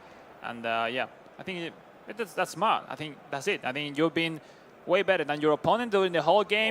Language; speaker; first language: English; non-native, fluent; Spanish